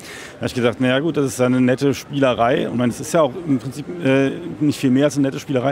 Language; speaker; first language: German; native; German